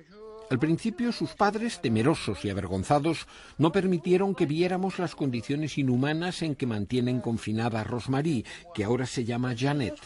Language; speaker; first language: Spanish; native; Spanish